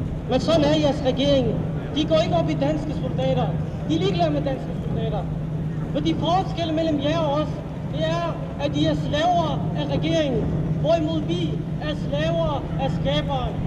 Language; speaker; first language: Danish; non-native, local second language; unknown